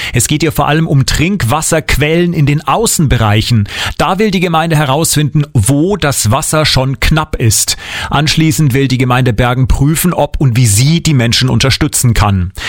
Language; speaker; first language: German; native; German